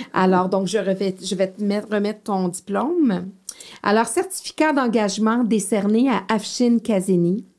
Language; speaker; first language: French; native; French